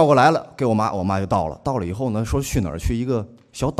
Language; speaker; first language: Chinese; native; Chinese